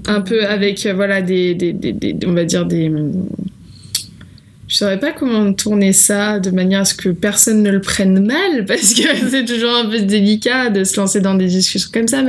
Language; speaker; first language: French; native; French